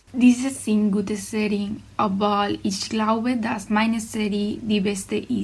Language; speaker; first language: German; non-native, learner; Spanish